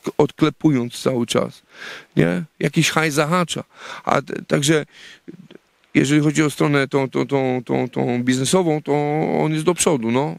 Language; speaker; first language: Polish; native; Polish